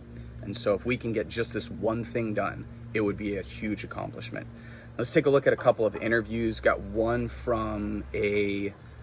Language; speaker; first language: English; native; English